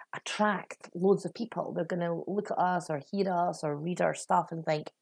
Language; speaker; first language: English; native; English